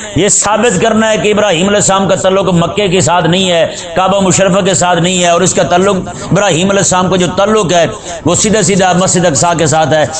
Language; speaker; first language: Urdu; non-native, local second language; Punjabi